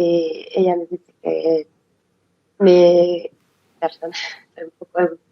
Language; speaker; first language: Spanish; non-native, learner; French